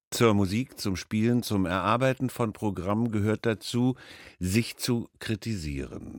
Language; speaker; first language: German; native; German